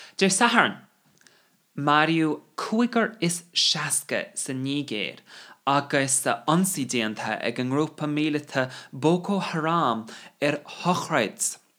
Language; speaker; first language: Irish; non-native, local second language; English